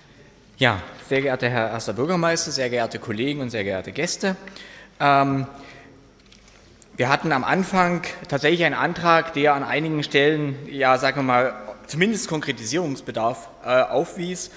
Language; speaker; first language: German; native; German